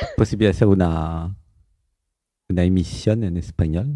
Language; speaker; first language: Spanish; non-native, learner; French